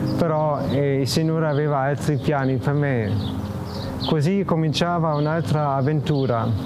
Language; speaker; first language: Italian; non-native, fluent; German